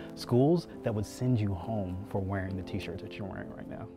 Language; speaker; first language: English; native; English